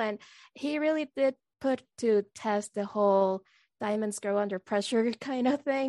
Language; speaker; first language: English; non-native, fluent; Spanish